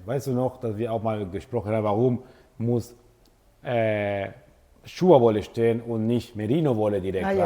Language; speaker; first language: German; non-native, fluent; Italian